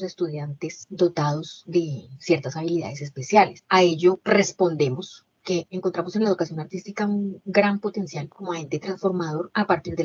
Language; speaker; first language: Spanish; native; Spanish